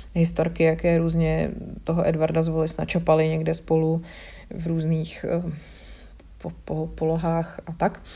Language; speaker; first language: Czech; native; Czech